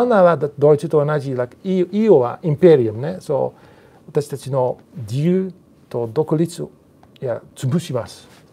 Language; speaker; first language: Japanese; non-native, learner; Dutch